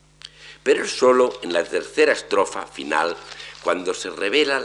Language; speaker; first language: Spanish; native; Spanish